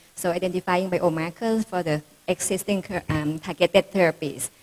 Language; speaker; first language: English; non-native, fluent; Thai